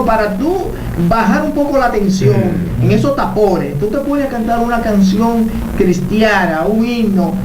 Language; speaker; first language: Spanish; native; Spanish